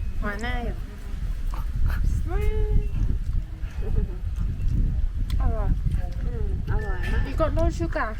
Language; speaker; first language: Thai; non-native, learner; Korean